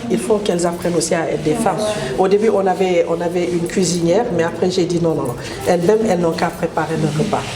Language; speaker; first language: French; non-native, local second language; Wolof